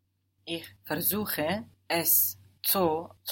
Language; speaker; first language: German; non-native, learner; English